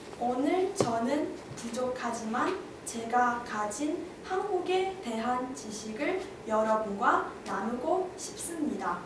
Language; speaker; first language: Korean; non-native, learner; Chinese